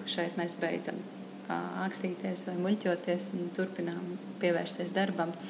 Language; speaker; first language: Latvian; native; Latvian